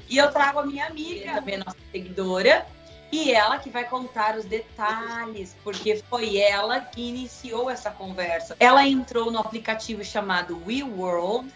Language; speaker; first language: Portuguese; native; Portuguese